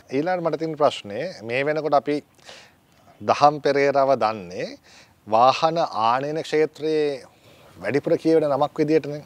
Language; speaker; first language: Sinhala; native; Sinhala